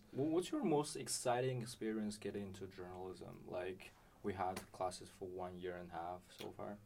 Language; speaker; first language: English; non-native, fluent; Chinese